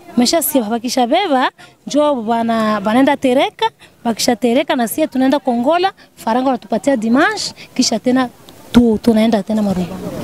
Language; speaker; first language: Swahili; native; Swahili